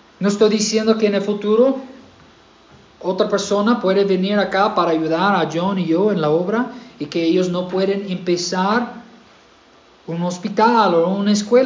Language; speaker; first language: Spanish; non-native, fluent; English